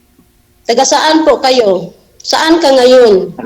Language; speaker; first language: Filipino; non-native, local second language; Cebuano